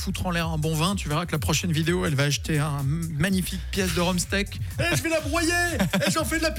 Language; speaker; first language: French; native; French